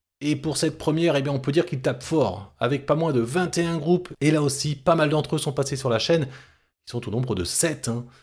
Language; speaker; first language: French; native; French